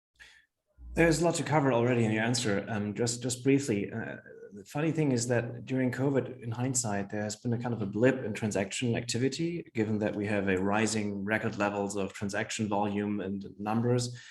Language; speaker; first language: English; non-native, fluent; German